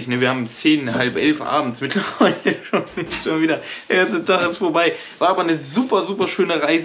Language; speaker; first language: German; native; German